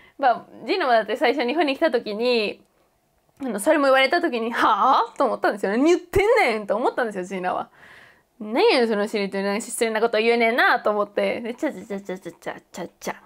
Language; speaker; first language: Japanese; non-native, fluent; Spanish